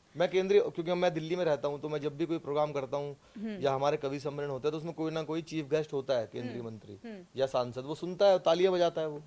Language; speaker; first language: Hindi; native; Hindi